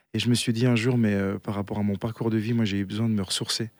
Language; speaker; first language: French; native; French